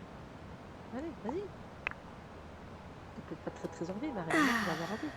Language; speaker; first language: French; native; French